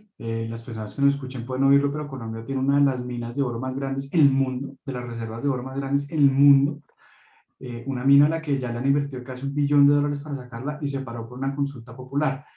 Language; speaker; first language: Spanish; native; Spanish